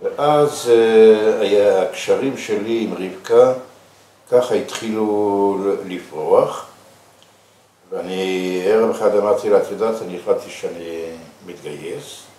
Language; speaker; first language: Hebrew; early bilingual, other home language; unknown